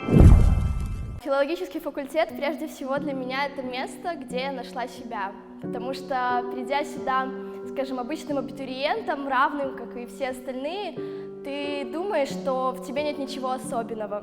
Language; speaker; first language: Russian; native; Russian